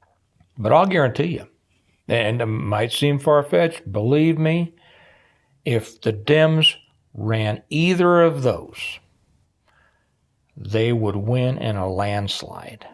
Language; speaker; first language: English; native; English